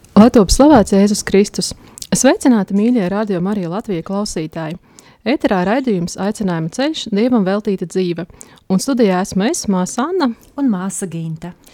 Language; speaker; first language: Latvian; native; Latvian